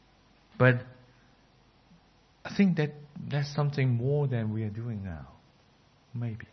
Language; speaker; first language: English; non-native, fluent; Cantonese